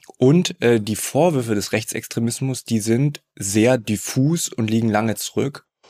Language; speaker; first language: German; native; German